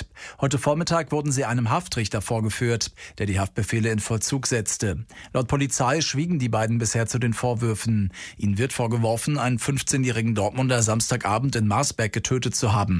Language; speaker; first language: German; native; German